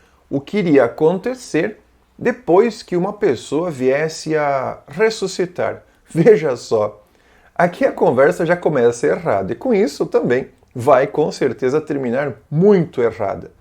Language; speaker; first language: Portuguese; native; Portuguese